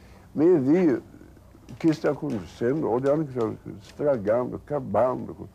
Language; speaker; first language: Portuguese; non-native, fluent; Swedish